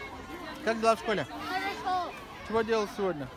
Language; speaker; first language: Russian; native; Russian